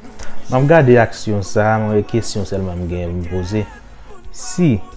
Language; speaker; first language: French; non-native, local second language; Haitian Creole